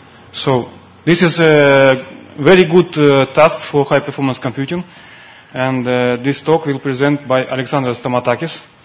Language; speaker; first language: English; non-native, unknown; Russian